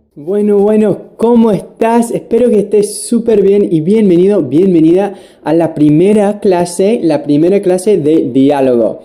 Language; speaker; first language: Spanish; non-native, fluent; English